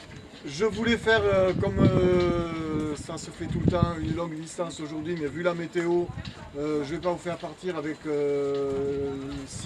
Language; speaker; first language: French; native; French